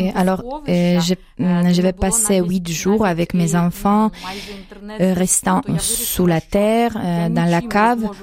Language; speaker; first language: French; non-native, fluent; Ukrainian